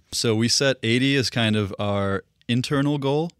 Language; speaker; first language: English; early bilingual, other home language; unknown